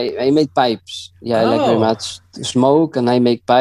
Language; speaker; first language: English; non-native, learner; Spanish